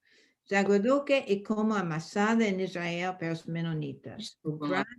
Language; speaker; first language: Portuguese; non-native, fluent; English